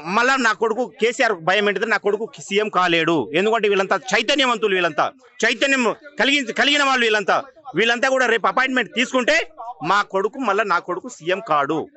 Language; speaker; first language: Telugu; native; Telugu